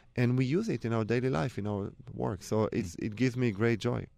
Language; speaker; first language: English; non-native, fluent; Hebrew